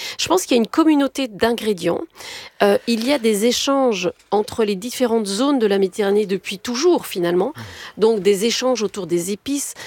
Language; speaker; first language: French; native; French